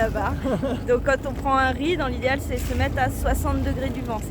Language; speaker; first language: French; native; French